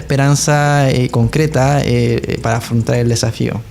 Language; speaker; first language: Spanish; native; Spanish